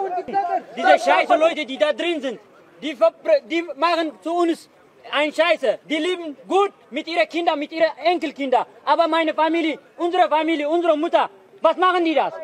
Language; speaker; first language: German; non-native, fluent; Tigrinya